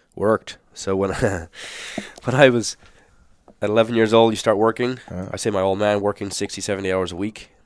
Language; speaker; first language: English; native; English